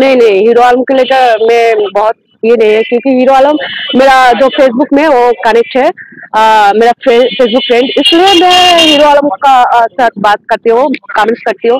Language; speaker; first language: Hindi; non-native, learner; Bangla